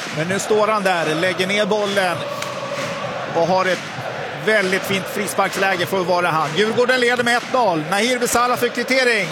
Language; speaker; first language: Swedish; native; Swedish